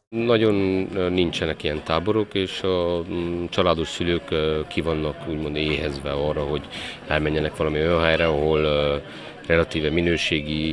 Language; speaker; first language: Hungarian; native; Hungarian